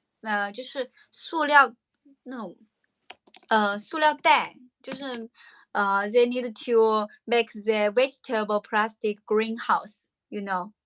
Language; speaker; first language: English; non-native, learner; Chinese